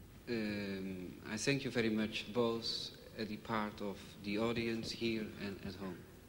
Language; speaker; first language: English; non-native, fluent; Dutch